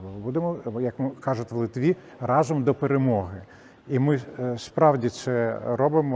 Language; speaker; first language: Ukrainian; non-native, fluent; Lithuanian